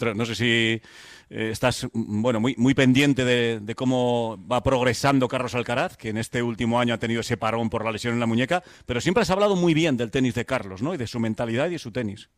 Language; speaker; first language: Spanish; native; Spanish